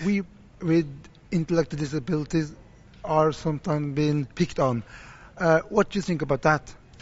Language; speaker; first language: English; non-native, learner; Norwegian